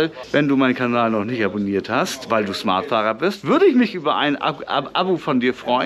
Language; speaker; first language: German; native; German